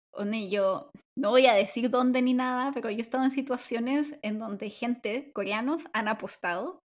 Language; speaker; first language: Spanish; native; Spanish